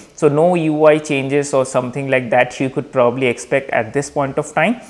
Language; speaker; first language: English; non-native, local second language; Hindi